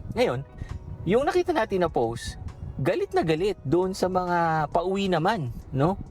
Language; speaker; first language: Filipino; native; Filipino